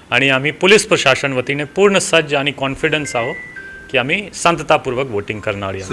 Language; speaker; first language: Marathi; non-native, local second language; Hindi